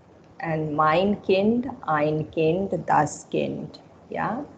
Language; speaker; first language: German; non-native, fluent; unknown